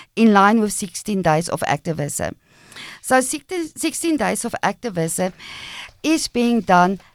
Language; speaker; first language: English; non-native, local second language; Afrikaans